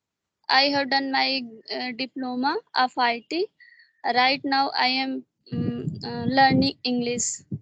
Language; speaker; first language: English; non-native, learner; Hindi